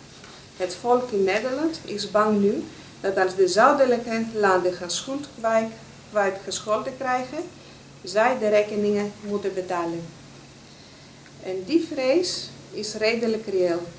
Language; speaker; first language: Dutch; non-native, fluent; Greek